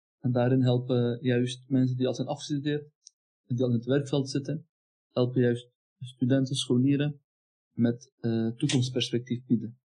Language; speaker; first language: Dutch; early bilingual, other home language; Turkish